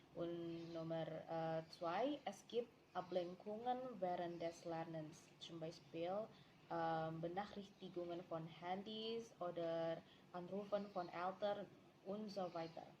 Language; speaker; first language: German; non-native, learner; Indonesian